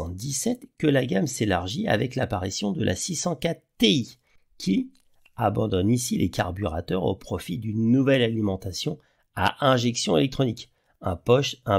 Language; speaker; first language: French; native; French